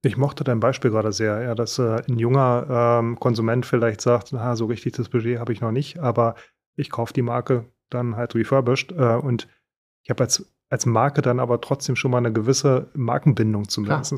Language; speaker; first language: German; native; German